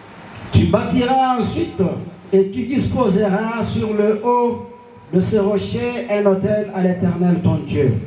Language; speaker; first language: French; non-native, local second language; Lingala